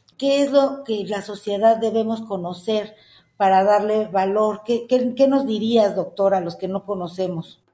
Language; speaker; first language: Spanish; native; Spanish